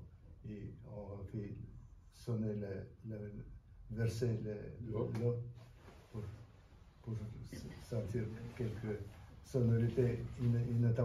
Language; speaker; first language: French; non-native, fluent; Russian